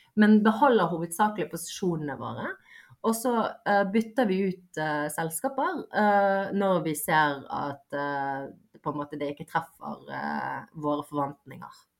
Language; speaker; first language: Norwegian; early bilingual, other home language; Bosnian